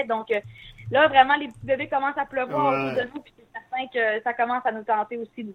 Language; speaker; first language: French; native; French